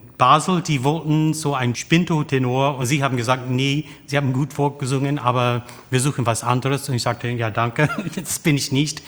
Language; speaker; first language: German; non-native, fluent; English